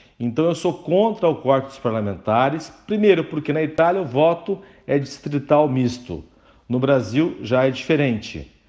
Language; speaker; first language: Portuguese; native; Portuguese